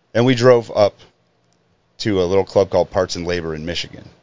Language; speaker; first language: English; native; English